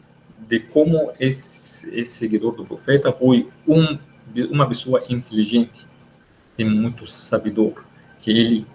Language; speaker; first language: Portuguese; non-native, learner; Arabic